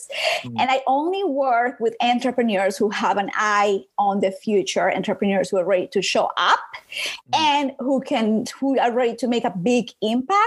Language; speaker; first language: English; non-native, fluent; Spanish